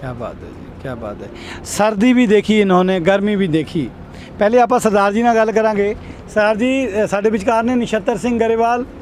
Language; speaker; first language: Hindi; non-native, local second language; Punjabi